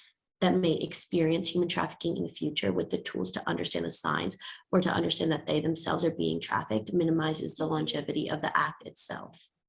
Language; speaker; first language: English; native; English